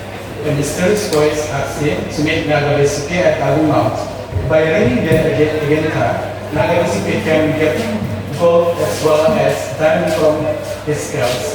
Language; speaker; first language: English; non-native, fluent; Indonesian